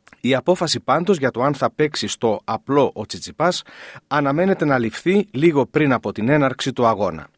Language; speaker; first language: Greek; native; Greek